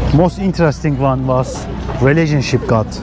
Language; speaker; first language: English; non-native, learner; Turkish